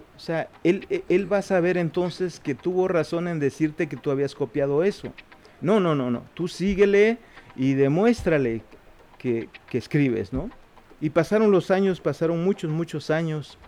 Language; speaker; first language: Spanish; non-native, local second language; Zapotec